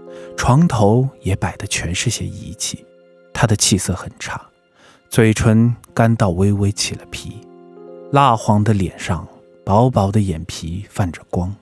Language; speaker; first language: Chinese; native; Chinese